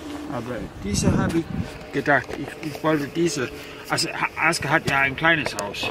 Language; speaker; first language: German; non-native, learner; Danish